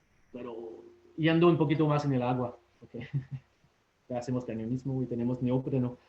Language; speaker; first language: Spanish; non-native, fluent; French